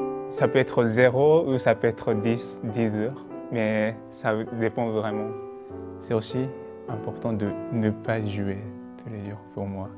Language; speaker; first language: French; non-native, fluent; Japanese